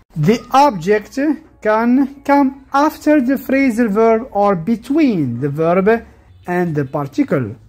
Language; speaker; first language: English; non-native, fluent; Arabic